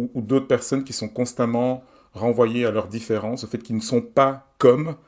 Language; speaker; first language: French; native; French